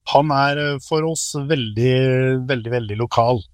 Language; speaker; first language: Norwegian; native; Norwegian